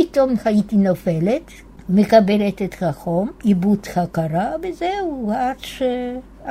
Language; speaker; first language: Hebrew; non-native, fluent; Yiddish